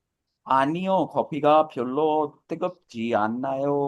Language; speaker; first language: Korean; non-native, learner; Urdu